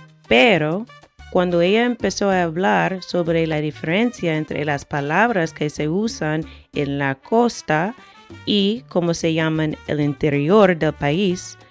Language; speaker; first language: Spanish; non-native, fluent; English